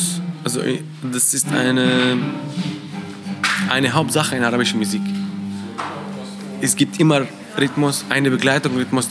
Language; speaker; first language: German; non-native, learner; Arabic